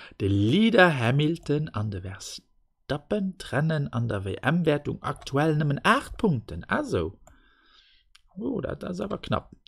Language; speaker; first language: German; non-native, local second language; Luxembourgish